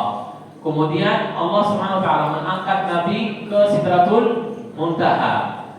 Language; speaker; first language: Indonesian; non-native, fluent; Arabic